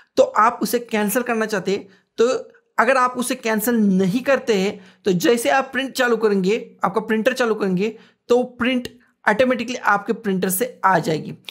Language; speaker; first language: Hindi; native; Hindi